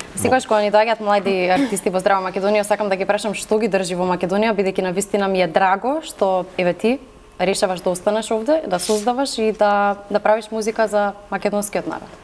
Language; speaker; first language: Macedonian; native; Macedonian